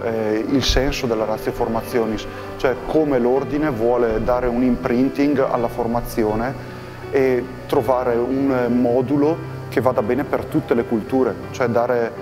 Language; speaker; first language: Italian; native; Italian